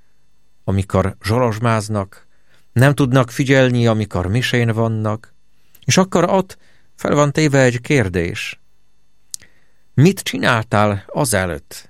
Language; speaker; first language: Hungarian; non-native, fluent; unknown